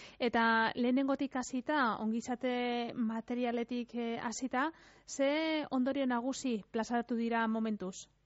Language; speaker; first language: Basque; native; Basque